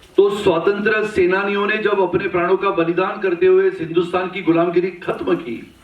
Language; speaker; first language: Hindi; non-native, local second language; Marathi